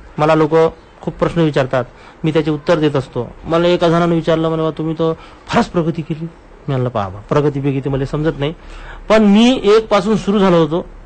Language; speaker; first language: Marathi; non-native, local second language; Urdu